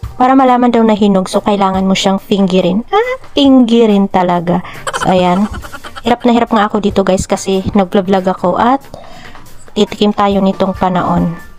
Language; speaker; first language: Filipino; non-native, local second language; Waray